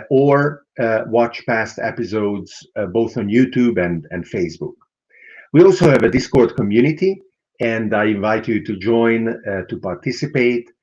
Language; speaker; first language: English; non-native, fluent; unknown